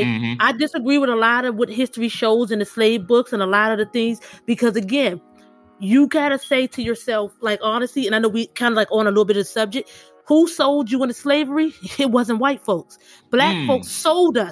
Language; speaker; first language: English; native; English